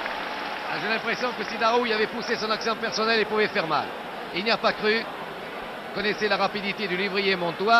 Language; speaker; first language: French; native; French